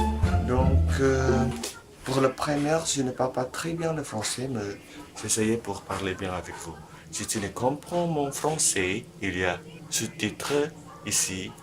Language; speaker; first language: French; non-native, learner; Indonesian